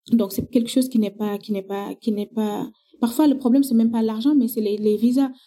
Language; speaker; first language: French; non-native, local second language; Wolof